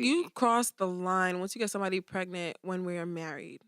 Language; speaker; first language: English; native; English